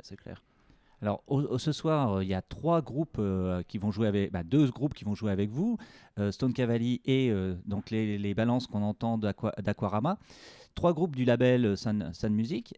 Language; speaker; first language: French; native; French